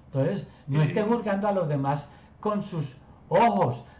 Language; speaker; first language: Spanish; native; Spanish